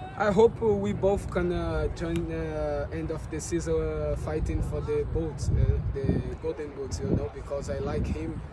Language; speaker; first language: English; non-native, learner; Portuguese